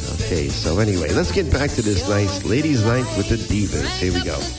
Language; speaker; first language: English; early bilingual, other home language; Polish